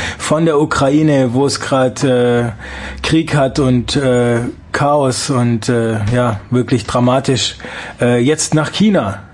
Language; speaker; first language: German; native; German